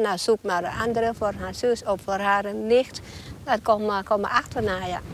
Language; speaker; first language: Dutch; non-native, learner; Thai